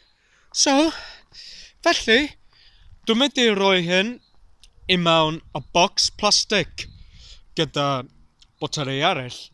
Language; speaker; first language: Welsh; non-native, learner; English